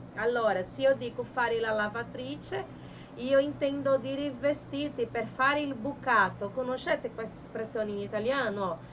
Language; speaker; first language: Italian; non-native, fluent; Portuguese